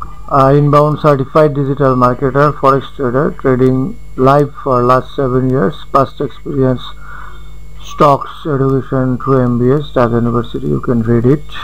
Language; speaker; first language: English; non-native, local second language; Bangla